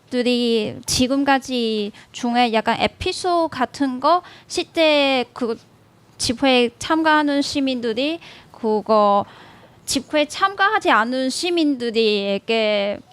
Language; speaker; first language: Korean; non-native, learner; Cantonese